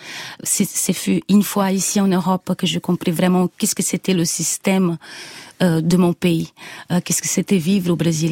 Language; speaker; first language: French; non-native, fluent; Portuguese